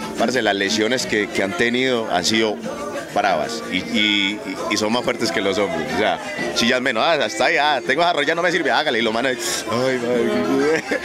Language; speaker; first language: Spanish; early bilingual, heritage; Spanish